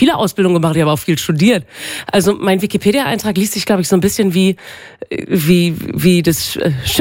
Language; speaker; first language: German; non-native, local second language; Low German